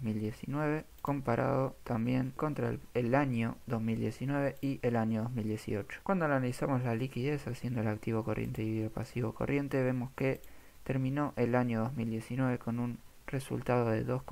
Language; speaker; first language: Spanish; native; Spanish